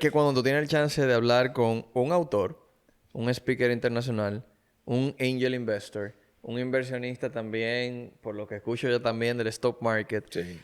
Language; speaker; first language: Spanish; native; Spanish